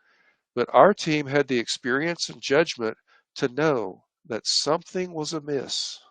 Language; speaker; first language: English; native; English